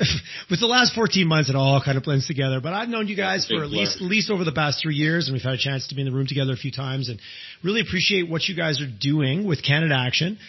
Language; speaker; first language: English; native; English